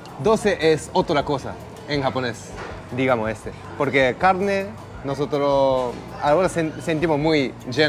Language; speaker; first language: Spanish; non-native, fluent; Japanese